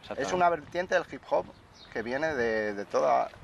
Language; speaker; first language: Spanish; native; Spanish